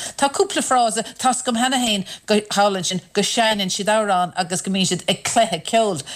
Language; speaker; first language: Irish; non-native, local second language; English